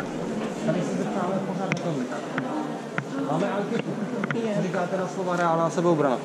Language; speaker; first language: Czech; native; Czech